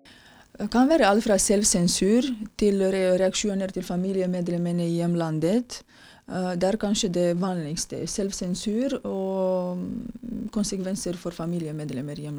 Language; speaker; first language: Norwegian; non-native, fluent; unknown